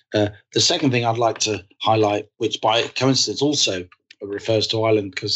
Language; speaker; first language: English; native; English